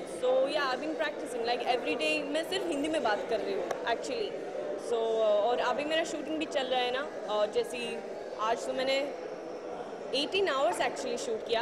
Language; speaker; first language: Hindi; non-native, learner; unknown